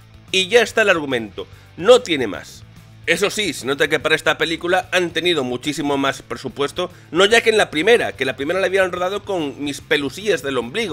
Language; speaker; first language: Spanish; native; Spanish